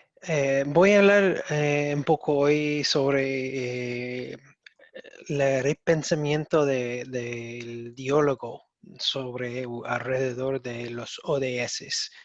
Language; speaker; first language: Spanish; non-native, learner; English